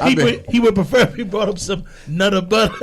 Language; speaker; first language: English; native; English